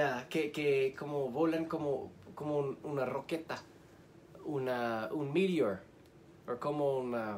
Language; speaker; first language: Spanish; early bilingual, heritage; Spanish